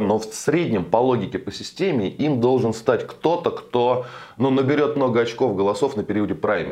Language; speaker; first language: Russian; native; Russian